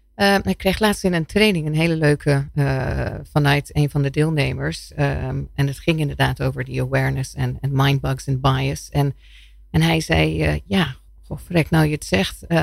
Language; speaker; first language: Dutch; non-native, fluent; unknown